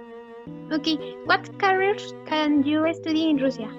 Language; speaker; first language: English; non-native, learner; Spanish